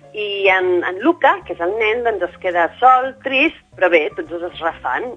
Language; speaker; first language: Catalan; native; Catalan